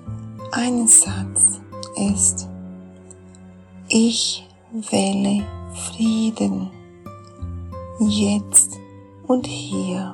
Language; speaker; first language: German; non-native, fluent; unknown